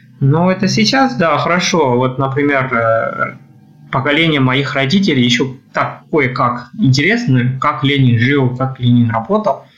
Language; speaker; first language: Russian; non-native, fluent; Chinese